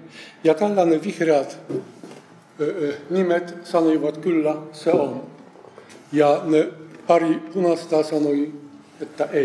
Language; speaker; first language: Finnish; non-native, fluent; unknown